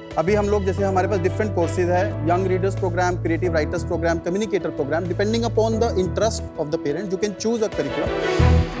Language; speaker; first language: Hindi; native; Hindi